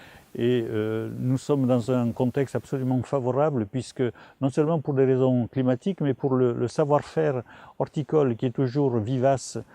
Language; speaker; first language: French; native; French